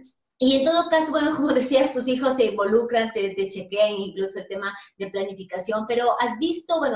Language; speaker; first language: Spanish; native; Spanish